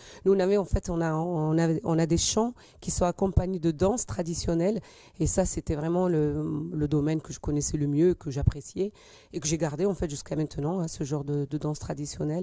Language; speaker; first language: French; native; French